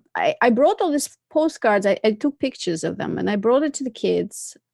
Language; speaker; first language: English; non-native, fluent; Russian